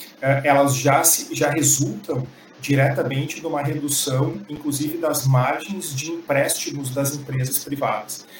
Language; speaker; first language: Portuguese; native; Portuguese